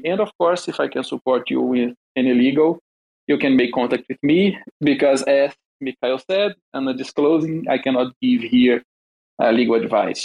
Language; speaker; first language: English; non-native, fluent; Portuguese